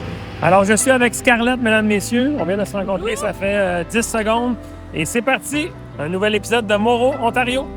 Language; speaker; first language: French; native; French